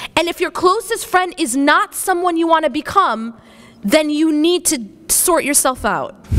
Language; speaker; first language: English; native; English